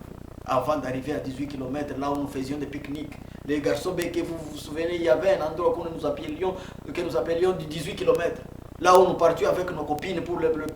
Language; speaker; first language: French; non-native, local second language; Swahili